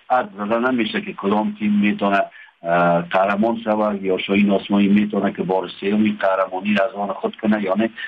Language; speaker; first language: Persian; native; Persian